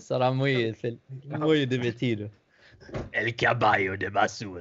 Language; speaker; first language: Spanish; non-native, learner; Danish